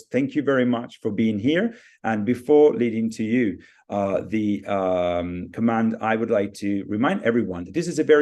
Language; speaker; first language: English; non-native, fluent; Italian